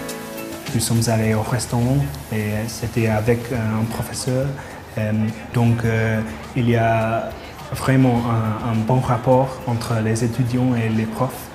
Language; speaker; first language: French; non-native, fluent; English